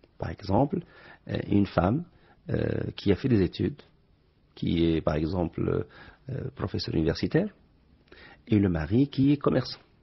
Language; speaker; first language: French; non-native, local second language; Arabic